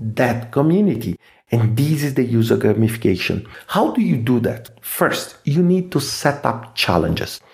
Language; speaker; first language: English; non-native, fluent; Portuguese